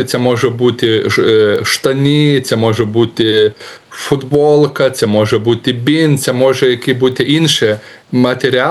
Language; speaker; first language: Ukrainian; non-native, learner; Lithuanian